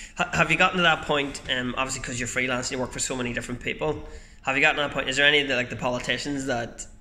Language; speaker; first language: English; native; English